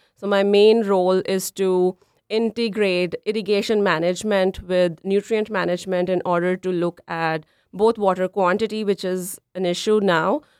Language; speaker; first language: English; non-native, local second language; Punjabi